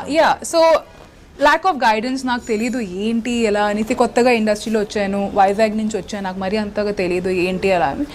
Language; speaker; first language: Telugu; non-native, local second language; Odia